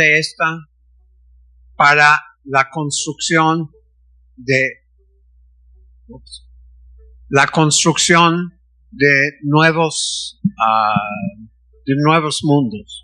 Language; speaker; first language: Spanish; non-native, fluent; English